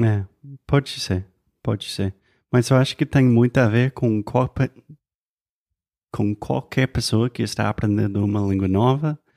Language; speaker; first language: Portuguese; non-native, fluent; English